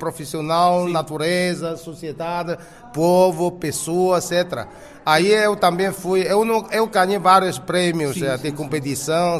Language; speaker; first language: Portuguese; non-native, fluent; Chinese